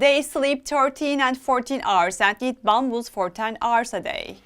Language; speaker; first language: English; non-native, fluent; Turkish